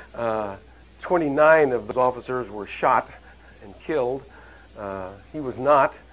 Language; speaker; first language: English; native; English